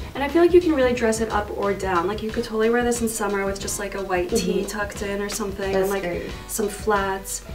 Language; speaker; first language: English; native; English